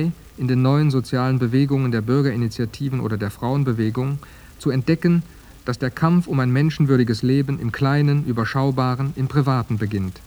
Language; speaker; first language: German; native; German